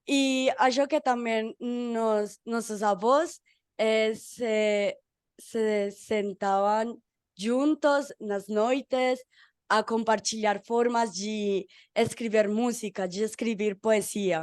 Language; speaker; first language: Portuguese; non-native, fluent; Spanish